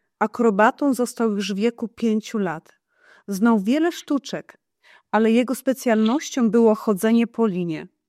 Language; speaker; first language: Polish; non-native, fluent; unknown